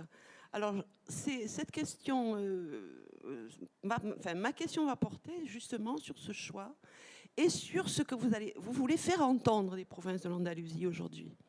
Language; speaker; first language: French; native; French